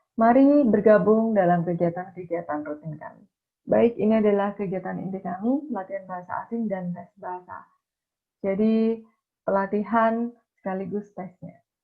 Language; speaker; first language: Indonesian; native; Indonesian